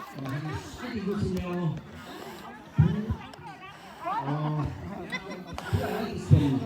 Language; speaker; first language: Danish; non-native, fluent; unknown